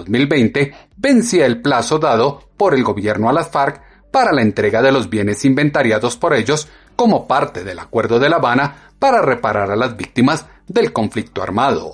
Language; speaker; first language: Spanish; native; Spanish